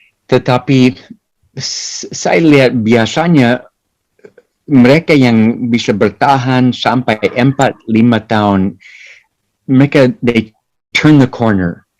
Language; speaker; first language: Indonesian; non-native, fluent; English